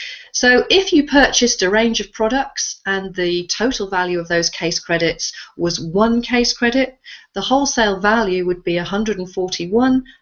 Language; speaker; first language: English; native; English